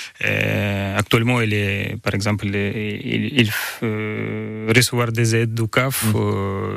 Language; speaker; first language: French; non-native, learner; Ukrainian